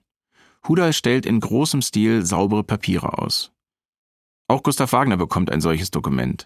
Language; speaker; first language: German; native; German